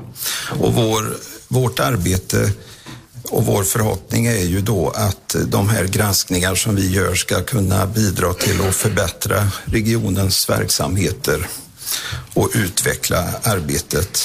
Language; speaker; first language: Swedish; native; Swedish